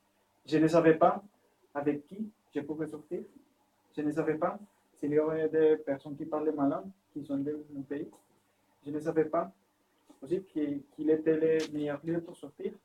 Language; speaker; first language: French; non-native, fluent; Spanish